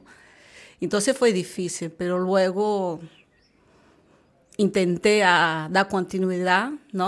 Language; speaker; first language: Spanish; non-native, fluent; Portuguese